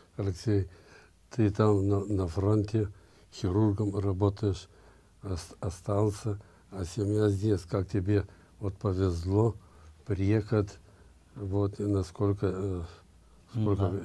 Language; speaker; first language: Russian; non-native, local second language; Lithuanian